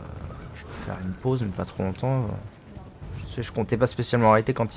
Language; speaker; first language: French; native; French